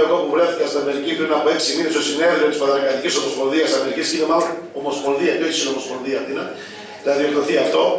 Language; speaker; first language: Greek; native; Greek